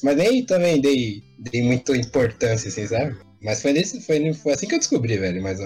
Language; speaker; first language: Portuguese; native; Portuguese